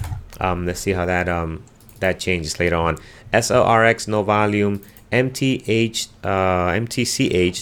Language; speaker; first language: English; native; English